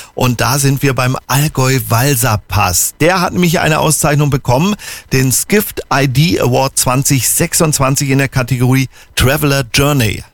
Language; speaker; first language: German; native; German